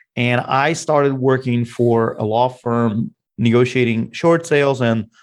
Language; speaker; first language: English; non-native, fluent; Russian